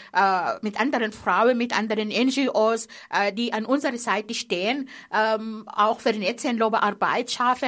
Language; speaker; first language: German; non-native, fluent; Arabic